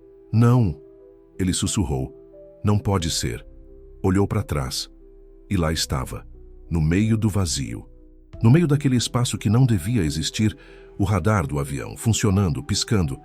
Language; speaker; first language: Portuguese; native; Portuguese